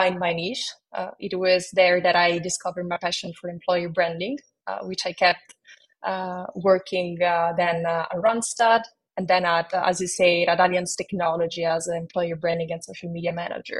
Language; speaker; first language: English; non-native, fluent; Italian